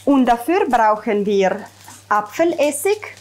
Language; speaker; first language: German; non-native, fluent; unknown